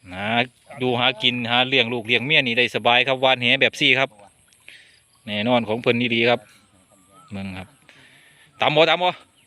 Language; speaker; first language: Thai; native; Thai